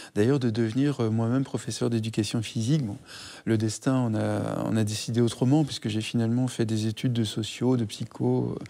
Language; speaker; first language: French; native; French